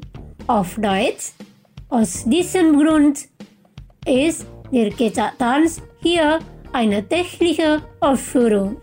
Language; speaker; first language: German; non-native, fluent; Indonesian